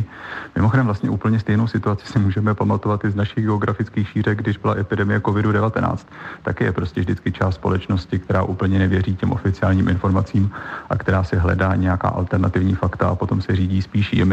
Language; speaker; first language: Czech; native; Czech